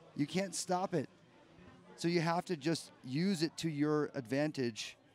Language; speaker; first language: English; native; English